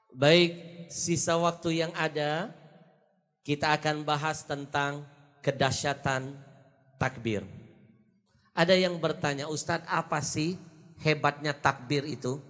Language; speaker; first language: Indonesian; native; Indonesian